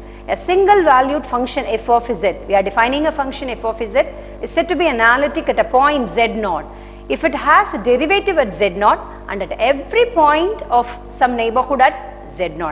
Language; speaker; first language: English; non-native, local second language; Tamil